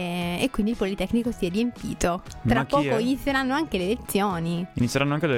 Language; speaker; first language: Italian; native; Italian